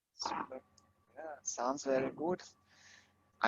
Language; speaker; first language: English; non-native, fluent; Russian